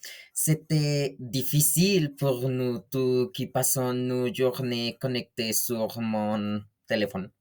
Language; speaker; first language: French; non-native, learner; Spanish